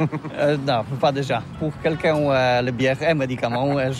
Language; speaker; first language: French; non-native, learner; Polish